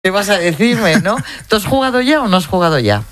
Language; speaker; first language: Spanish; native; Spanish